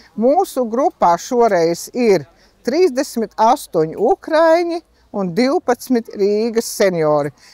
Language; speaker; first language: Latvian; native; Latvian